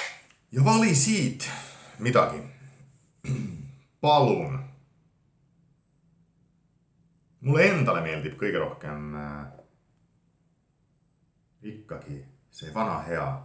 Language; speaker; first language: Estonian; non-native, fluent; Finnish